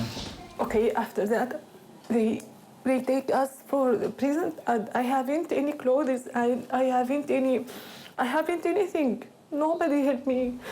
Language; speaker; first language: English; non-native, learner; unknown